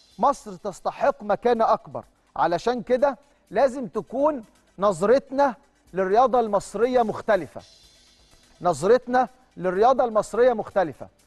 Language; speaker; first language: Arabic; native; Arabic